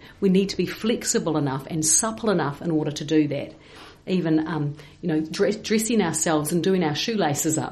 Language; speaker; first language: English; native; English